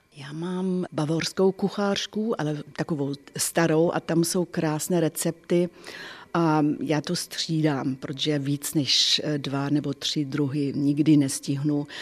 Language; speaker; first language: Czech; non-native, fluent; German